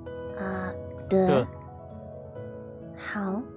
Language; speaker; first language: Chinese; non-native, learner; English